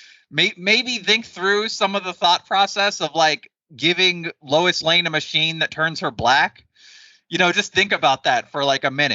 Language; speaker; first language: English; native; English